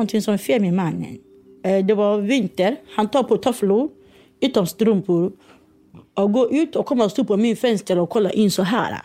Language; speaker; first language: Swedish; non-native, learner; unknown